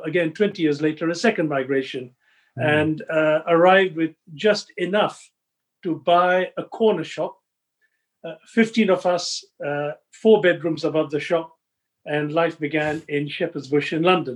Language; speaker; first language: English; non-native, local second language; Sindhi